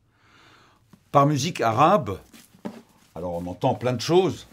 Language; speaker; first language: French; non-native, local second language; Arabic